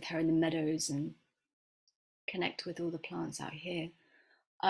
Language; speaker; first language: English; native; English